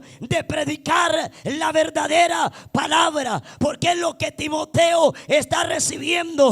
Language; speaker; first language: Spanish; native; Spanish